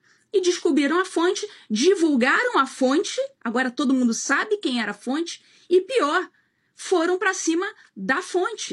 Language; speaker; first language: Portuguese; native; Portuguese